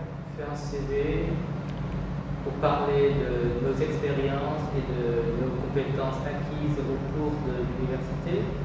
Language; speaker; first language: French; non-native, learner; Vietnamese